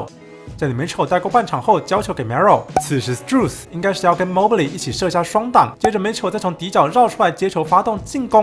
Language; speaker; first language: Chinese; native; Chinese